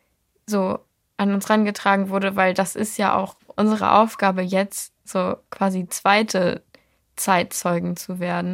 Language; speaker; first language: German; native; German